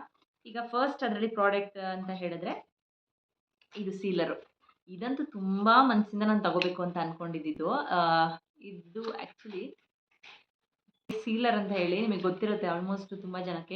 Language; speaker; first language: Kannada; native; Kannada